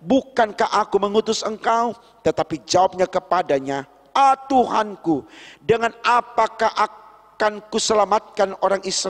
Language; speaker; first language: Indonesian; native; Indonesian